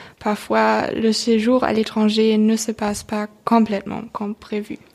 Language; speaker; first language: French; non-native, fluent; German